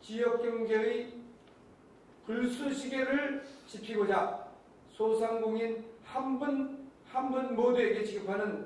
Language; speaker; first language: Korean; native; Korean